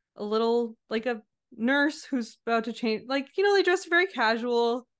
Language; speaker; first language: English; native; English